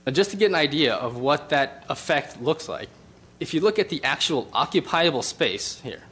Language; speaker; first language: English; native; English